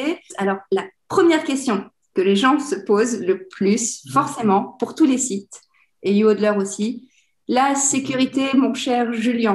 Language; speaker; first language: French; native; French